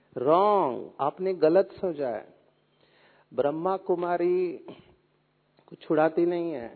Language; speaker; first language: Hindi; non-native, local second language; Marathi